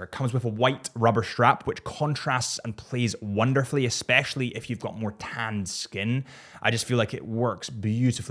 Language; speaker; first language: English; native; English